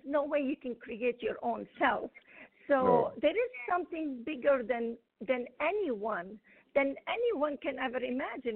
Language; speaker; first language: English; non-native, fluent; Arabic